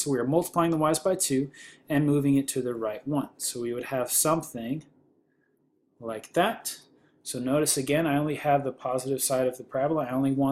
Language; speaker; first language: English; native; English